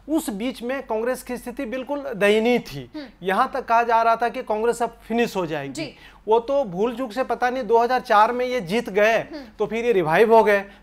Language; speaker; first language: Hindi; native; Hindi